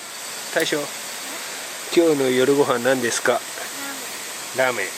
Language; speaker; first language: Japanese; native; Japanese